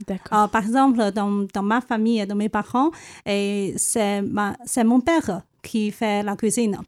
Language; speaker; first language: French; non-native, learner; Chinese